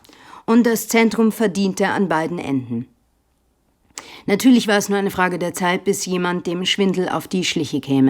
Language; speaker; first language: German; native; German